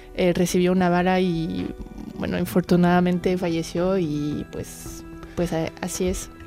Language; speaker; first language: Spanish; non-native, fluent; French